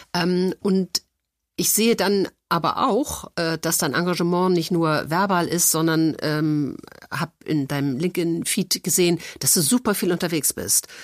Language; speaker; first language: German; native; German